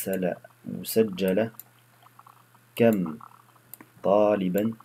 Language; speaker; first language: Arabic; non-native, fluent; French